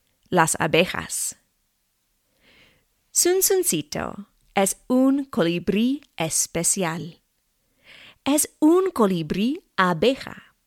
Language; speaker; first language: Spanish; non-native, fluent; English